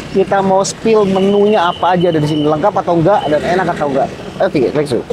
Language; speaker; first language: Indonesian; native; Indonesian